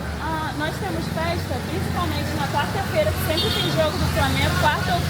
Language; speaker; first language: Portuguese; native; Portuguese